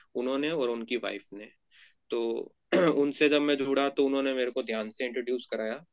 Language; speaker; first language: Hindi; native; Hindi